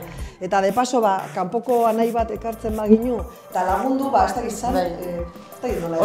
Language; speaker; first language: Basque; native; Basque